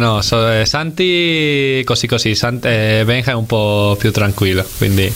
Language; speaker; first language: Italian; non-native, fluent; Spanish